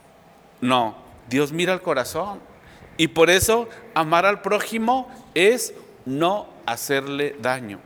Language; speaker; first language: Spanish; native; Spanish